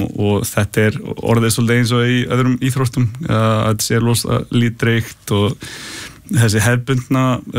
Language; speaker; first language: Icelandic; early bilingual, heritage; Icelandic